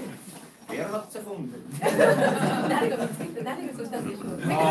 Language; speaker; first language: German; native; German